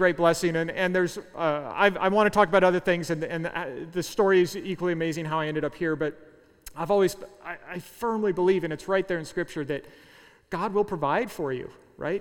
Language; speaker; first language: English; native; English